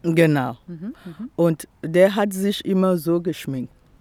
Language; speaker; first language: German; non-native, fluent; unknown